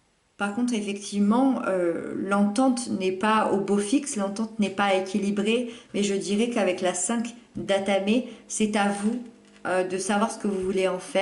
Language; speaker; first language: French; native; French